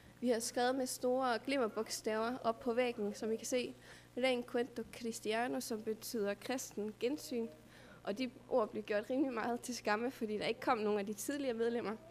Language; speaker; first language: Danish; native; Danish